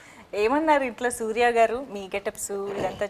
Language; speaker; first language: Telugu; native; Telugu